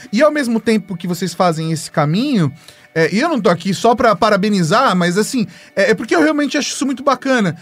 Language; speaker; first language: Portuguese; native; Portuguese